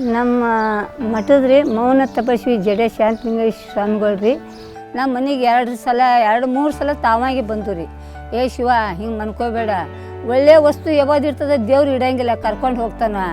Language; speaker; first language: Kannada; native; Kannada